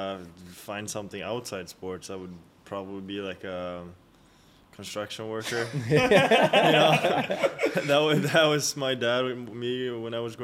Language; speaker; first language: English; non-native, fluent; Swedish